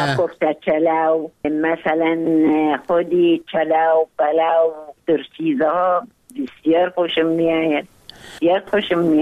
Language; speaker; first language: Persian; non-native, fluent; Arabic